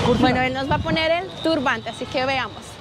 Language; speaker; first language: Spanish; native; Spanish